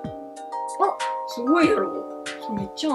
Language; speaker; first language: Japanese; native; Japanese